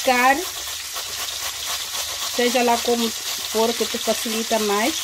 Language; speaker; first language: Portuguese; non-native, local second language; Upper Guinea Crioulo